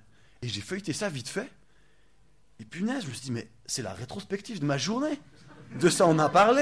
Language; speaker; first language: French; native; French